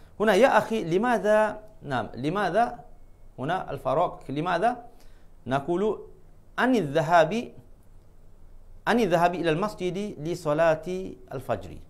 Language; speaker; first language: Arabic; non-native, fluent; Malay